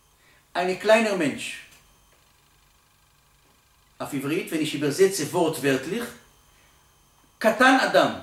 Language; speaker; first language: German; non-native, learner; Hebrew